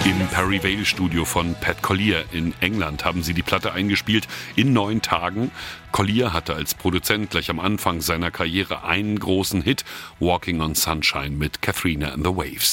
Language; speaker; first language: German; native; German